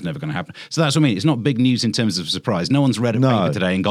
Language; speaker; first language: English; native; English